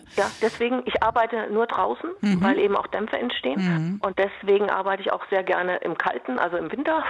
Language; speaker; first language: German; native; German